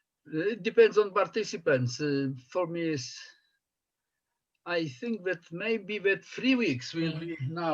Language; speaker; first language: English; non-native, fluent; Polish